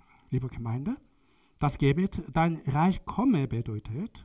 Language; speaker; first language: German; non-native, learner; Korean